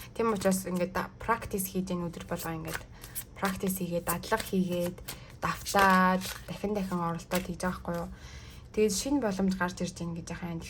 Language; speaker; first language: Mongolian; early bilingual, heritage; Mongolian